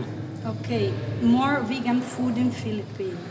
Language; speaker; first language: English; non-native, fluent; Italian